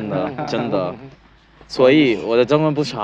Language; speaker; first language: Chinese; non-native, learner; English